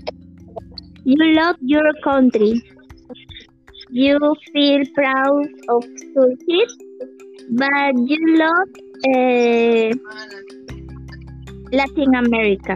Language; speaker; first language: English; non-native, fluent; Spanish